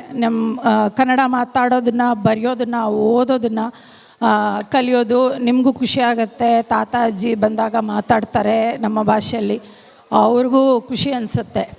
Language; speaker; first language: Kannada; non-native, local second language; Telugu